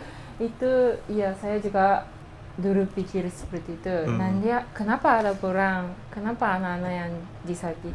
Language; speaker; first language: Indonesian; non-native, learner; Japanese